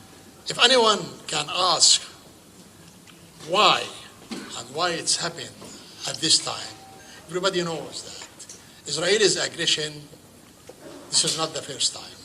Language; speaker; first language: English; non-native, fluent; Arabic